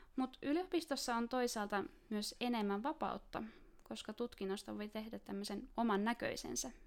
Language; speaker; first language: Finnish; native; Finnish